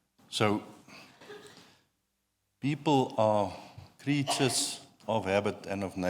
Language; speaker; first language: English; non-native, local second language; Afrikaans